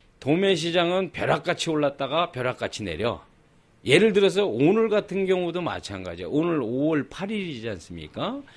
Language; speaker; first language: Korean; native; Korean